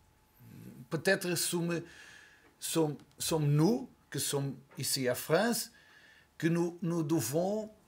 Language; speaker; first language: French; non-native, learner; Portuguese